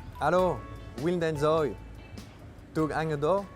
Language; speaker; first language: Vietnamese; non-native, learner; French